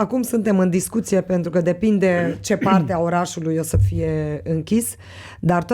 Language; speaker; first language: Romanian; non-native, local second language; Hungarian